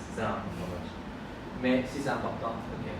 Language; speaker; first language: French; non-native, fluent; Khmer